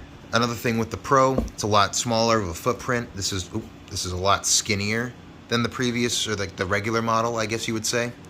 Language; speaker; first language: English; native; English